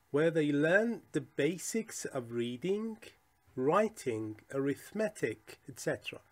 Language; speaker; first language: English; non-native, fluent; Persian